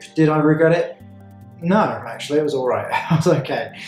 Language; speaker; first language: English; native; English